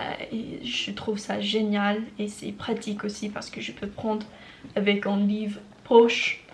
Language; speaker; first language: French; non-native, learner; English